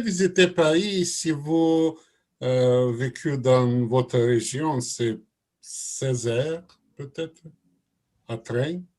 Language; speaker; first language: French; non-native, learner; Russian